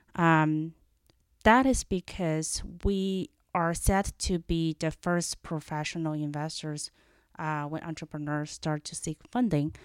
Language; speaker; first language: English; non-native, fluent; Chinese